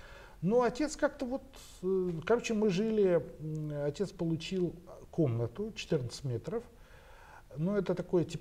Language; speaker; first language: Russian; native; Russian